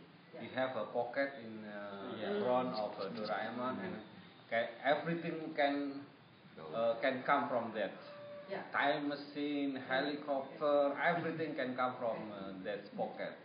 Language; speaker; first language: English; non-native, learner; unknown